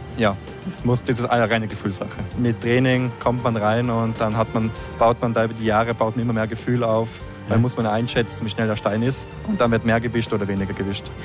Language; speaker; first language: German; native; German